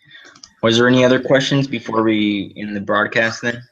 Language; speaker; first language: English; native; English